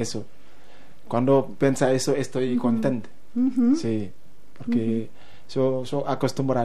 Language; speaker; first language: Spanish; non-native, learner; Wolof